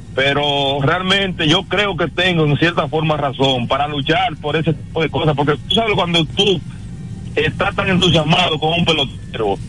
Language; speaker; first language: Spanish; native; Spanish